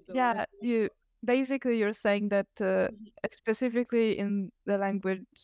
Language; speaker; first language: English; non-native, fluent; Italian